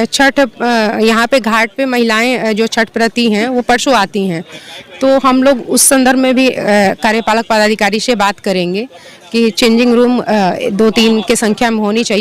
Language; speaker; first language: Hindi; native; Hindi